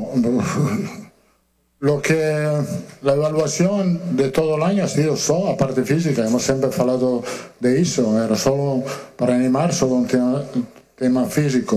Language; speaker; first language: Portuguese; non-native, learner; Italian